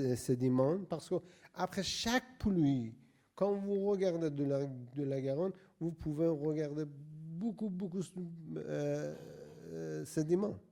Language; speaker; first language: French; non-native, learner; Persian